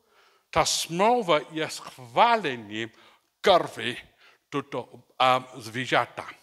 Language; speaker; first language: Czech; non-native, learner; English